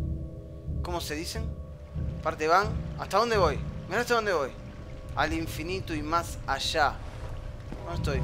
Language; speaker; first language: Spanish; native; Spanish